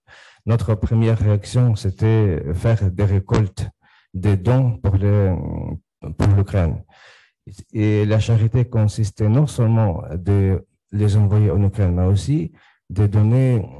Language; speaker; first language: French; non-native, fluent; Ukrainian